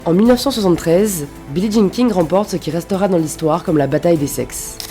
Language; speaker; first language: French; native; French